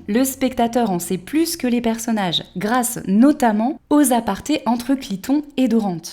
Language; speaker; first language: French; native; French